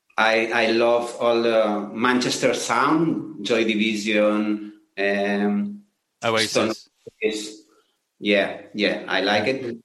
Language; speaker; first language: English; non-native, learner; Spanish